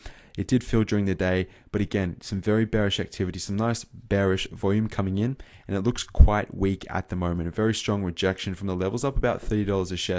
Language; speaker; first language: English; native; English